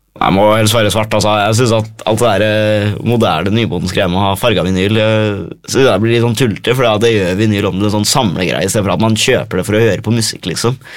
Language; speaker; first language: Norwegian; native; Norwegian